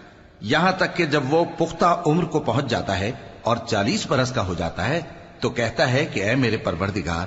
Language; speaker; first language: Urdu; native; Urdu